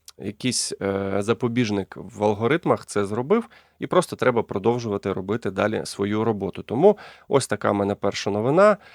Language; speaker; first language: Ukrainian; non-native, local second language; Russian